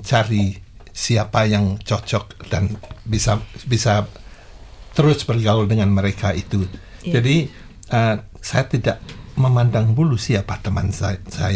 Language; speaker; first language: Indonesian; non-native, local second language; Javanese